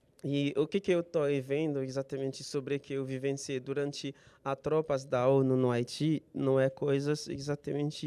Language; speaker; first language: Portuguese; non-native, fluent; Haitian Creole